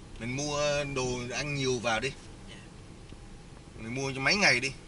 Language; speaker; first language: Vietnamese; native; Vietnamese